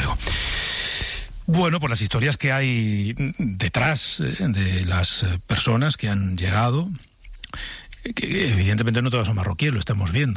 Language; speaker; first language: Spanish; native; Spanish